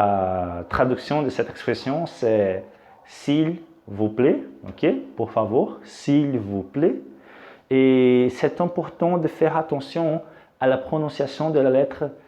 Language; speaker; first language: French; non-native, fluent; Portuguese